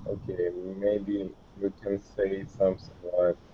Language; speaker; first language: English; non-native, learner; Russian